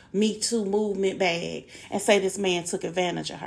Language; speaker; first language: English; native; English